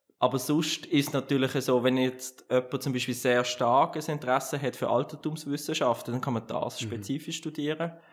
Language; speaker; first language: German; native; German